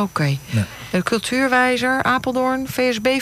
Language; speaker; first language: Dutch; native; Dutch